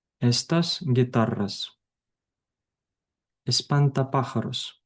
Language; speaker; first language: Spanish; non-native, fluent; Ukrainian